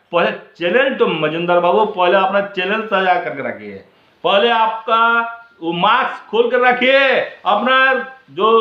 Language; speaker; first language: Hindi; non-native, local second language; Bangla